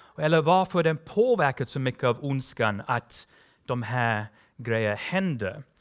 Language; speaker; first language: Swedish; non-native, fluent; English